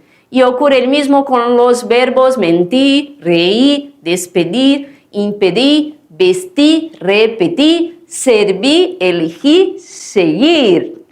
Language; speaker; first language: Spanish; non-native, fluent; Portuguese